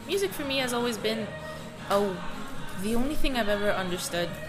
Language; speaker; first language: English; non-native, fluent; Spanish